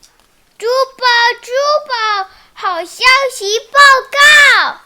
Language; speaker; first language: Chinese; early bilingual, heritage; Chinese